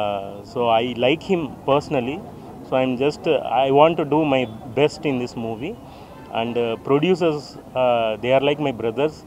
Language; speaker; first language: Telugu; non-native, fluent; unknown